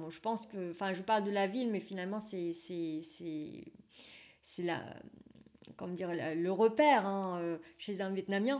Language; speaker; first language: French; non-native, fluent; Vietnamese